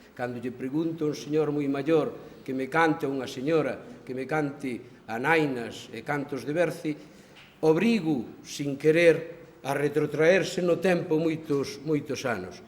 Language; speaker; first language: Galician; native; Galician